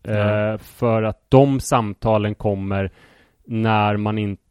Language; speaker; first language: Swedish; native; Swedish